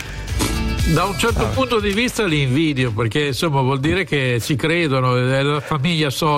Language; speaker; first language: Italian; native; Italian